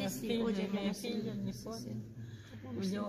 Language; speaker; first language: Italian; non-native, fluent; Ukrainian